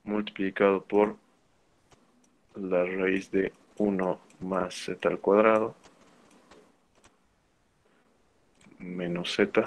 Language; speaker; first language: Spanish; native; Spanish